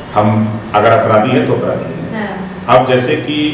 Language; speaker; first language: Hindi; native; Hindi